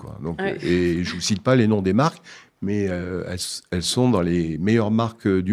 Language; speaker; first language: French; native; French